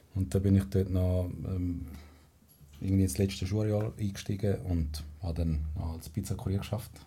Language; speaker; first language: German; non-native, fluent; Spanish